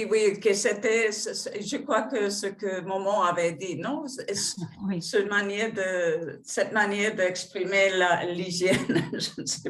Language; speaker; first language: French; non-native, fluent; Spanish